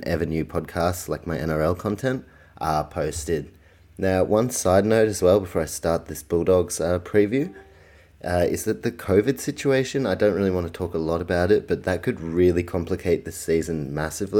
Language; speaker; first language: English; native; English